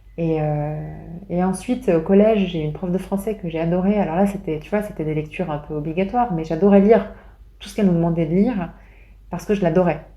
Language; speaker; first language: French; native; French